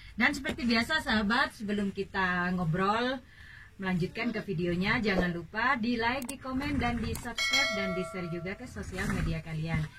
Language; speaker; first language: Indonesian; native; Indonesian